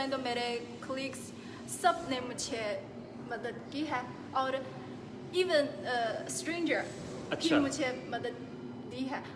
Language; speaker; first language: Hindi; non-native, fluent; Chinese